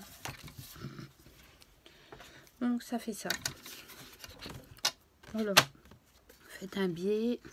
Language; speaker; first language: French; native; French